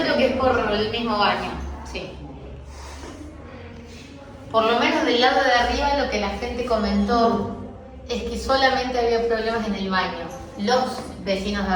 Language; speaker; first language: Spanish; native; Spanish